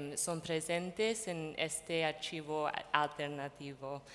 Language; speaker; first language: Spanish; non-native, fluent; English